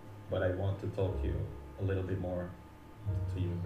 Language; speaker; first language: English; non-native, fluent; Indonesian